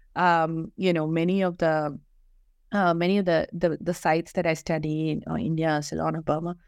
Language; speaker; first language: English; non-native, local second language; Malayalam